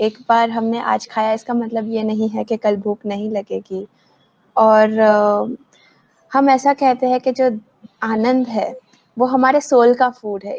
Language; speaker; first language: Hindi; native; Hindi